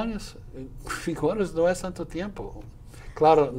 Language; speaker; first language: Spanish; non-native, fluent; Portuguese